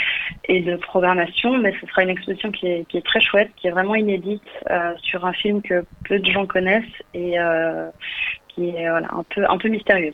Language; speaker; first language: French; native; French